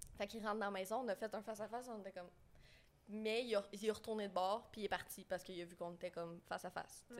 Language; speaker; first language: French; native; French